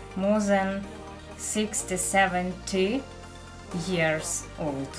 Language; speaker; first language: English; non-native, fluent; Ukrainian